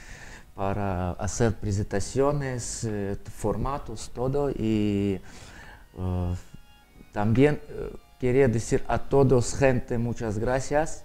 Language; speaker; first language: Spanish; non-native, learner; Russian